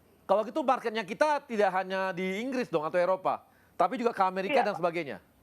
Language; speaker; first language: Indonesian; native; Indonesian